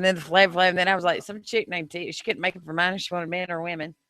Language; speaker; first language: English; native; English